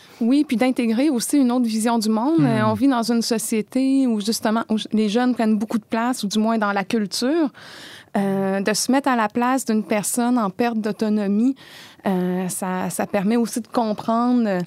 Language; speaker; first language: French; native; French